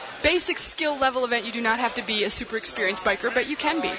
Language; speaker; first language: English; native; English